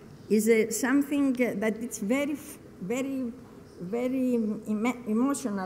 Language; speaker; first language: English; non-native, learner; Greek